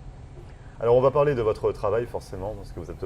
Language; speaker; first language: French; native; French